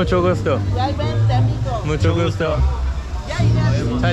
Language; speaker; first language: Spanish; non-native, learner; Korean